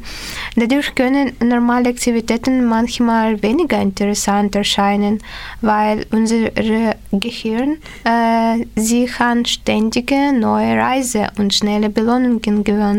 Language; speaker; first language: German; non-native, learner; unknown